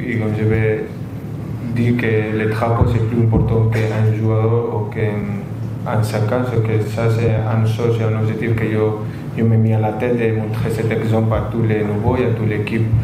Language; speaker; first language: French; non-native, fluent; Spanish